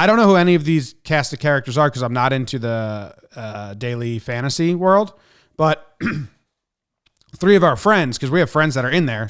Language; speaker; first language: English; native; English